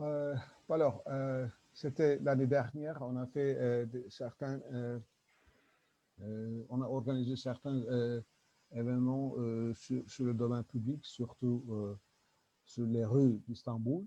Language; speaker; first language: French; non-native, learner; Turkish